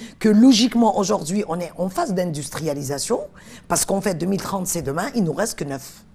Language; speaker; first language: French; non-native, local second language; Arabic